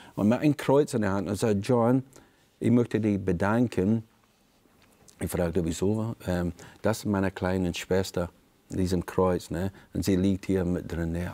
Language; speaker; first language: German; non-native, fluent; English